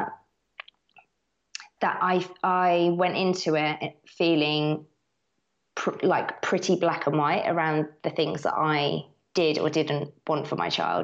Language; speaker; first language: English; native; English